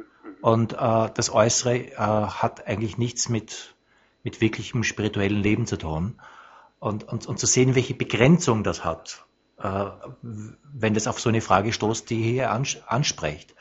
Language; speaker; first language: German; native; German